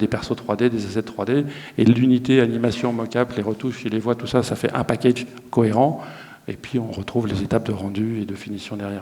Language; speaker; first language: French; native; French